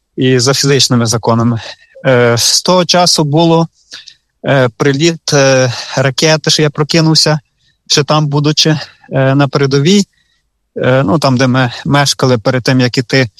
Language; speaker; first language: Ukrainian; native; Ukrainian